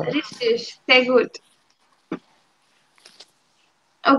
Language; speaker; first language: German; non-native, fluent; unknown